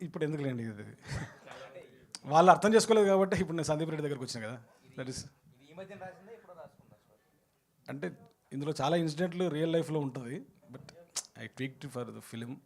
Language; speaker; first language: Telugu; native; Telugu